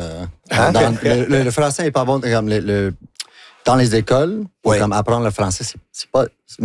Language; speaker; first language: French; non-native, local second language; English